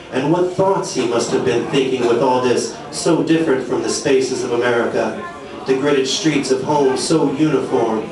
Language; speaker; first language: English; native; English